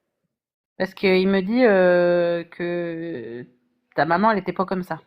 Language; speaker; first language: French; native; French